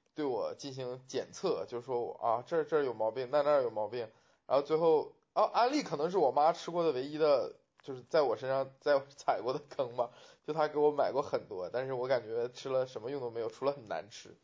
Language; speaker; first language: Chinese; native; Chinese